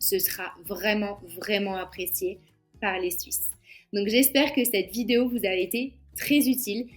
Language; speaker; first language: French; native; French